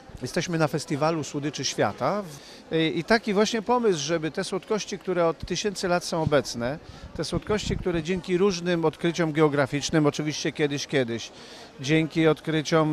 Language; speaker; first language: Polish; native; Polish